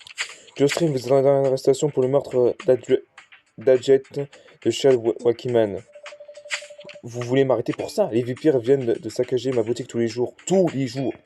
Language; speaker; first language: French; native; French